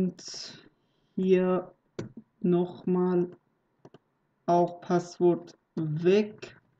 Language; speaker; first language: German; non-native, learner; Persian